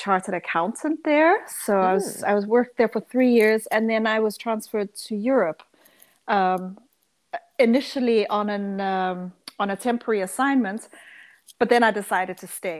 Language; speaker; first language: English; early bilingual, other home language; Dutch